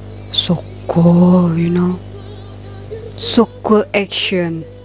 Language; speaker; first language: English; non-native, learner; Indonesian